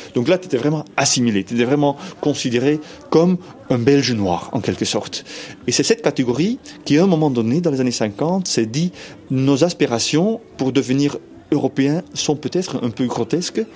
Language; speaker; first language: French; non-native, fluent; Dutch